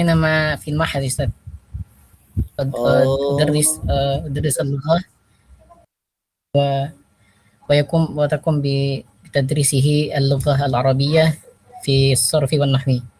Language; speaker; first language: Arabic; non-native, learner; Indonesian